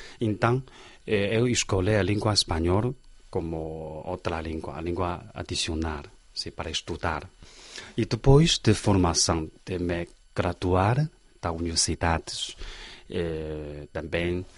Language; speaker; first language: Portuguese; non-native, learner; Chinese